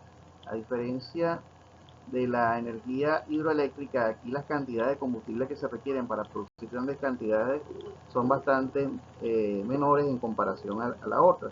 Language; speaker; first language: Spanish; native; Spanish